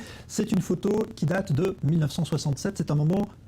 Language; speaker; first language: French; native; French